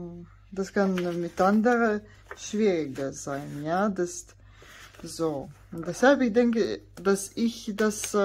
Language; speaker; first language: German; non-native, fluent; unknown